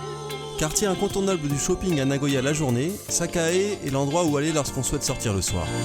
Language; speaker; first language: French; native; French